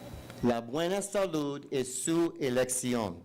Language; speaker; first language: Spanish; non-native, learner; English